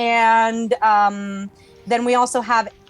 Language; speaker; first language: English; native; English